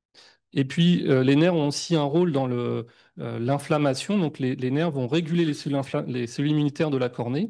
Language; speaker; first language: French; native; French